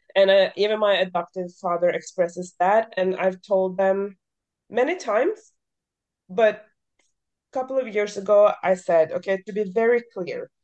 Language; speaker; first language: English; early bilingual, other home language; Norwegian